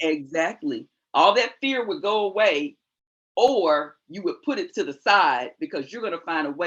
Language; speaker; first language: English; native; English